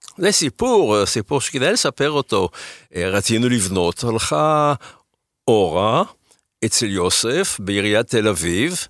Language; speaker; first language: Hebrew; early bilingual, other home language; German